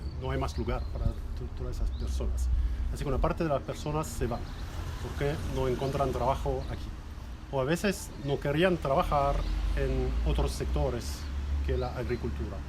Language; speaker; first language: Spanish; non-native, fluent; French